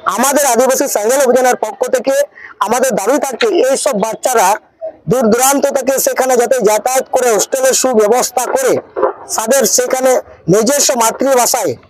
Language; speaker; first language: Bangla; non-native, local second language; Santali